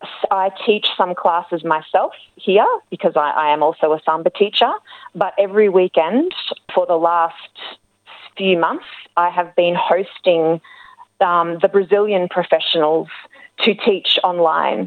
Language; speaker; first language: English; native; English